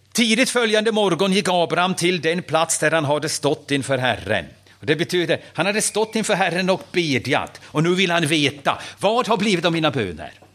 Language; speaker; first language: Swedish; non-native, fluent; German